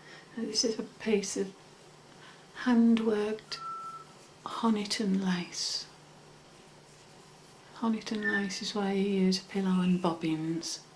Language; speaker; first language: English; native; English